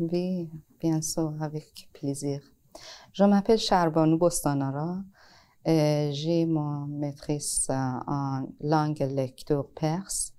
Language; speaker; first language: French; non-native, learner; Persian